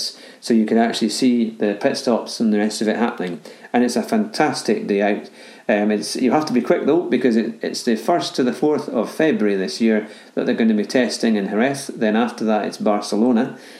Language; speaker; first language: English; native; English